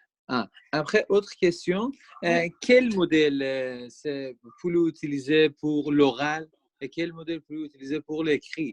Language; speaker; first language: French; non-native, learner; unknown